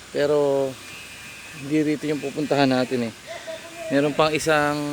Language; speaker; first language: Filipino; native; Filipino